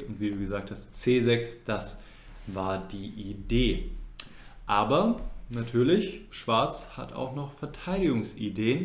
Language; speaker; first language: German; native; German